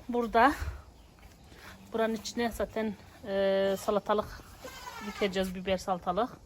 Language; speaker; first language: Turkish; native; Turkish